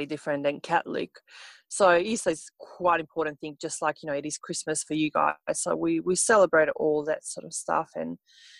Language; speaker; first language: English; non-native, fluent; Serbian